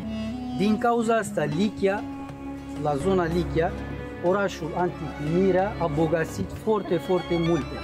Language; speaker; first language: Romanian; non-native, learner; Turkish